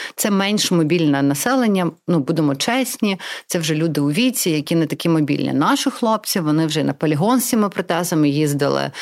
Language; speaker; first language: Ukrainian; non-native, local second language; Russian